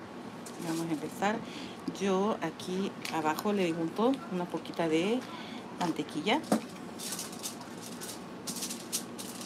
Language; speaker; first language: Spanish; native; Spanish